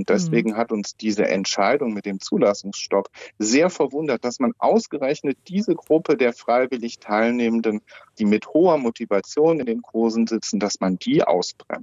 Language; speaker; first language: German; native; German